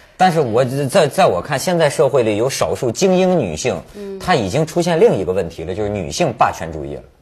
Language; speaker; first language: Chinese; native; Chinese